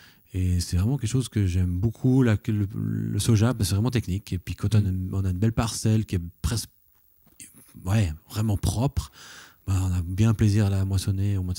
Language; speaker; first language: French; native; French